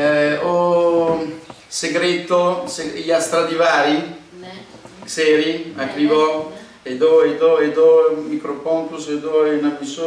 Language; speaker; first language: Greek; non-native, learner; Italian